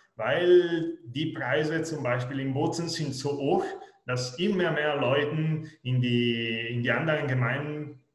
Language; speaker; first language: German; non-native, local second language; Italian